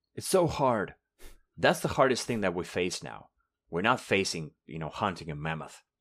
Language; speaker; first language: English; non-native, fluent; Russian